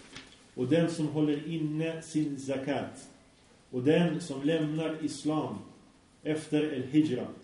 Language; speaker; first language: Swedish; early bilingual, other home language; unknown